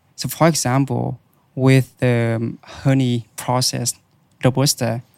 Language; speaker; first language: English; non-native, fluent; Vietnamese